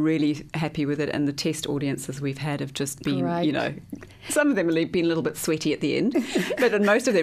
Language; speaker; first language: English; native; English